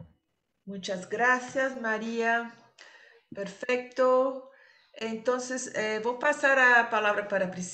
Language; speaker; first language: Spanish; non-native, learner; Portuguese